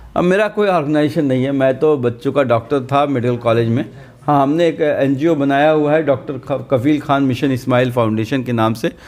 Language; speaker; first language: Hindi; native; Hindi